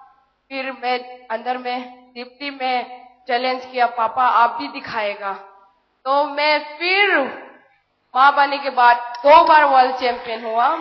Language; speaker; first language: Hindi; non-native, local second language; Manipuri